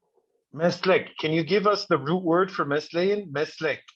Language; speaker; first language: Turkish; non-native, fluent; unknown